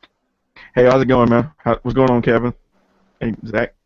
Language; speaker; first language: English; native; English